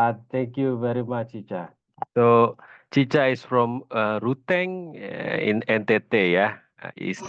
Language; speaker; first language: English; non-native, fluent; Indonesian